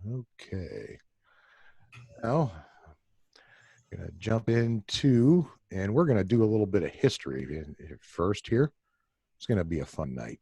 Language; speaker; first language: English; native; English